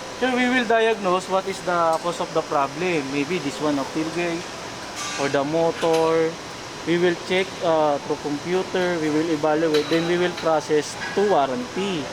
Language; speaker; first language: English; non-native, local second language; Filipino